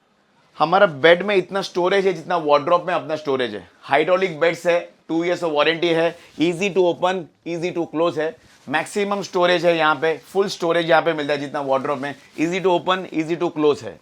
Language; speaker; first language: Hindi; non-native, local second language; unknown